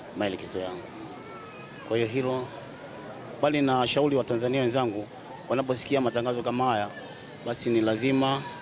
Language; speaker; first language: Swahili; native; Swahili